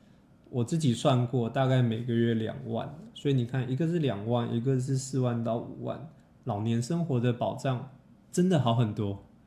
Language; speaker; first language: Chinese; native; Chinese